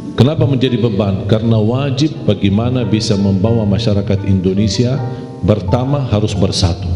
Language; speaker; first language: Indonesian; non-native, fluent; Arabic